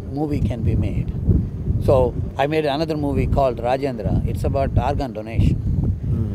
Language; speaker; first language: English; non-native, local second language; Telugu